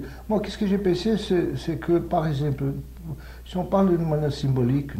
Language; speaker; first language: French; non-native, fluent; Portuguese